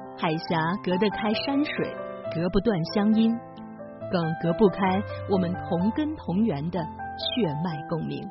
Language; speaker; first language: Chinese; native; Chinese